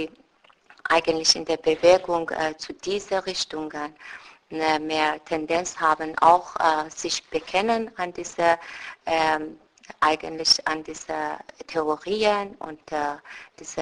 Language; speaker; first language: German; non-native, fluent; Persian